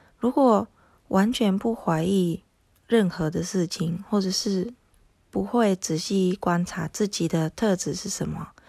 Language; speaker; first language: Chinese; non-native, fluent; Japanese